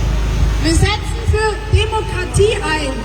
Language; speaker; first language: German; non-native, learner; Oromo